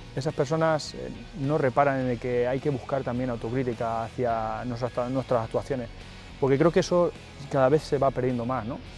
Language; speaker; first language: Spanish; native; Spanish